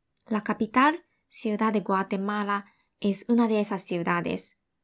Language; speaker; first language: Spanish; non-native, fluent; Japanese